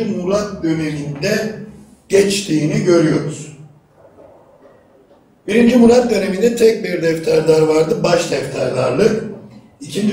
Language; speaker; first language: Turkish; native; Turkish